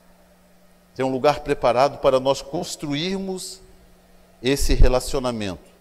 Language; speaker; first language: Portuguese; native; Portuguese